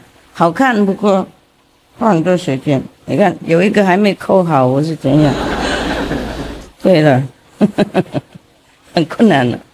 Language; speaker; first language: Chinese; non-native, fluent; Vietnamese